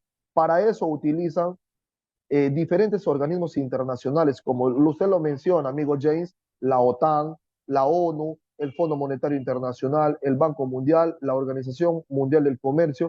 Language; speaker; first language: Spanish; native; Spanish